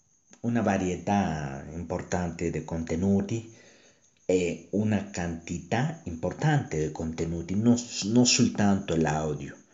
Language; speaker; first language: Italian; non-native, learner; Spanish